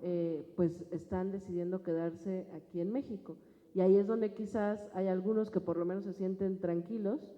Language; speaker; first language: Spanish; native; Spanish